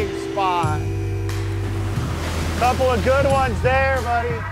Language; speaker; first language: English; native; English